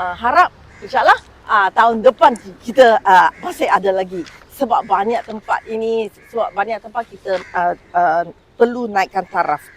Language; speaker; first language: Malay; non-native, local second language; Min Nan Chinese